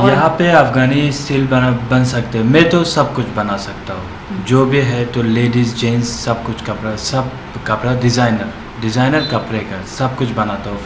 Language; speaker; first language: Hindi; non-native, learner; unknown